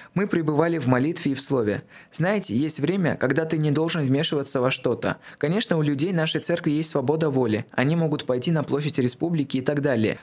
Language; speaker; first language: Russian; non-native, local second language; Armenian